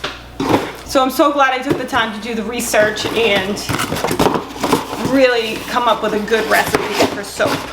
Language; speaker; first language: English; native; English